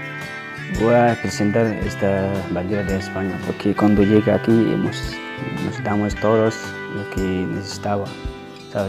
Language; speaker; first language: Spanish; non-native, learner; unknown